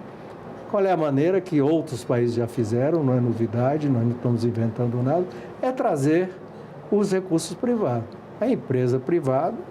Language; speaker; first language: Portuguese; native; Portuguese